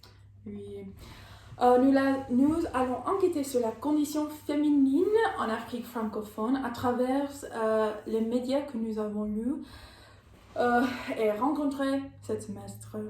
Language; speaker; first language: French; non-native, learner; English